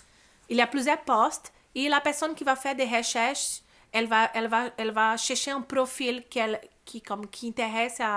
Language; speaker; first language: French; non-native, learner; Portuguese